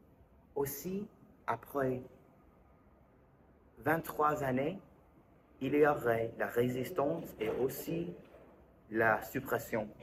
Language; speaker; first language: French; non-native, learner; English